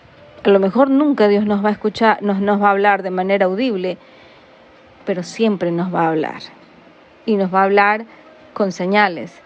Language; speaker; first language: Spanish; native; Spanish